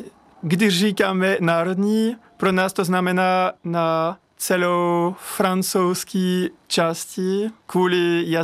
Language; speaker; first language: Czech; non-native, learner; French